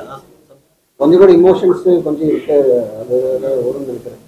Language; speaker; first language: Tamil; non-native, local second language; Malayalam